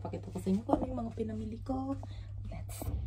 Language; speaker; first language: Filipino; native; Filipino